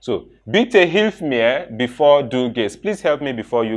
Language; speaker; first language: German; non-native, fluent; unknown